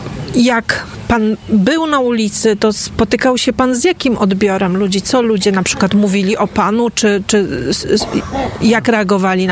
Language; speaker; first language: Polish; native; Polish